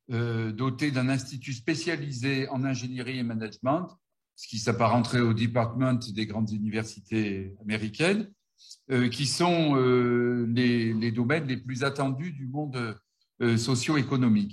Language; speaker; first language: French; native; French